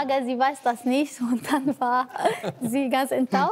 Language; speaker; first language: German; non-native, learner; Arabic